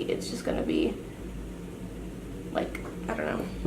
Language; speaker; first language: English; native; English